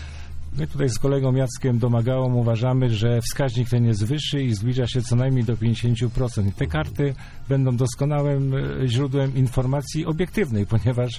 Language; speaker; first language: Polish; native; Polish